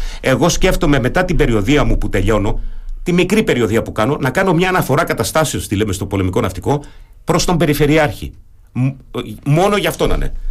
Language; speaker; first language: Greek; early bilingual, heritage; German